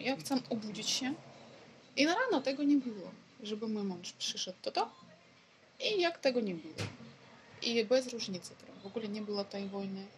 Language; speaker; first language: Polish; non-native, learner; Ukrainian